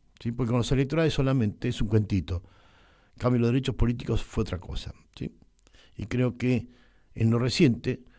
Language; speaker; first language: Spanish; native; Spanish